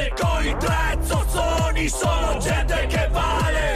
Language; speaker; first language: Italian; native; Italian